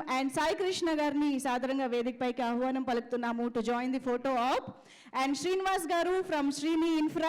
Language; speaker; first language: Telugu; native; Telugu